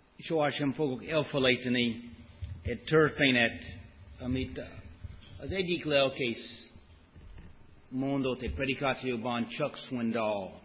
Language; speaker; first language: Hungarian; non-native, fluent; English